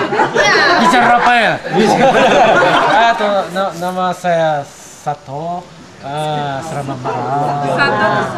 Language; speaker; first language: Indonesian; non-native, learner; Japanese